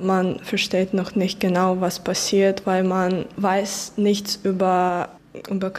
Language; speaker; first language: German; early bilingual, other home language; Ukrainian